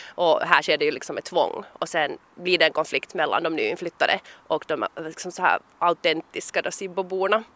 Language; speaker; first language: Swedish; native; Swedish